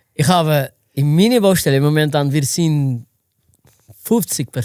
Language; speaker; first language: German; non-native, learner; Portuguese